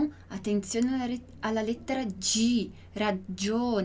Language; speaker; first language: Italian; non-native, fluent; Portuguese